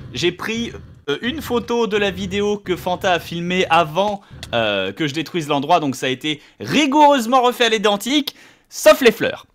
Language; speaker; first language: French; native; French